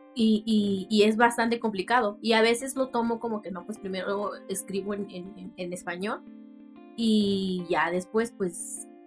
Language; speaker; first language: Spanish; non-native, local second language; Mixtepec Mixtec